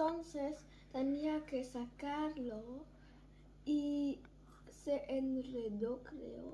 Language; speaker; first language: Spanish; early bilingual, heritage; German